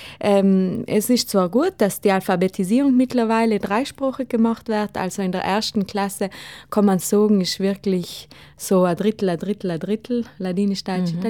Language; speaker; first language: German; non-native, local second language; Ladin